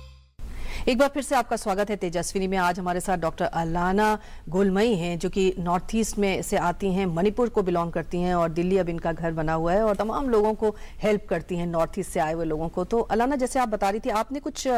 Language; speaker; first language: Hindi; native; Hindi